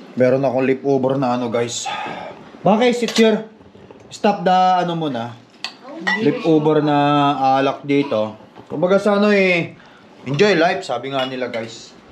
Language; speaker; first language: Filipino; non-native, local second language; Iloko